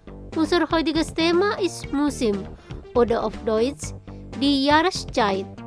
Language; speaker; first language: German; non-native, fluent; Indonesian